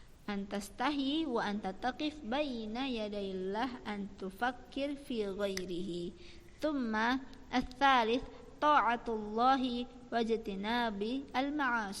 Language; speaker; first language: Arabic; non-native, fluent; Indonesian